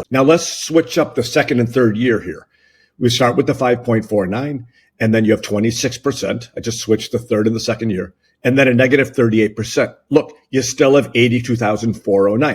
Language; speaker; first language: English; native; English